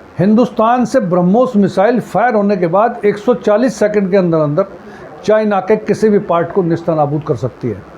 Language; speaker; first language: Hindi; native; Hindi